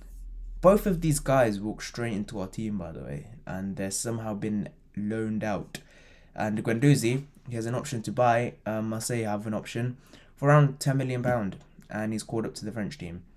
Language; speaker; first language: English; native; English